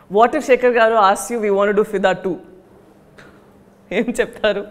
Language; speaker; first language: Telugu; non-native, learner; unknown